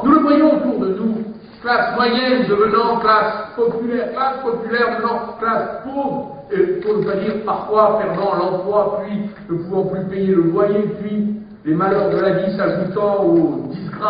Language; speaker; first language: French; native; French